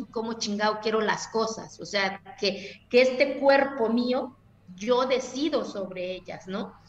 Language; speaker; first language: Spanish; non-native, local second language; Zapotec